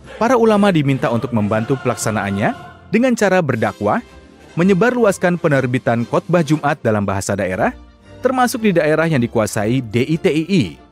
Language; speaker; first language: Indonesian; native; Indonesian